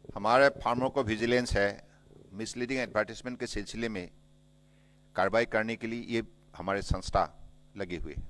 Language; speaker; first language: Hindi; non-native, local second language; Assamese